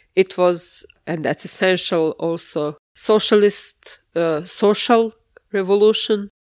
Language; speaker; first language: English; non-native, fluent; Serbian